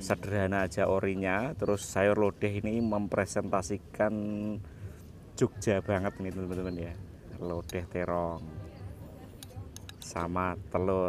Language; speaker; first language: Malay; non-native, local second language; Javanese